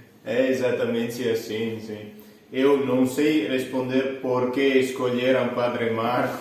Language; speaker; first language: Portuguese; non-native, fluent; Italian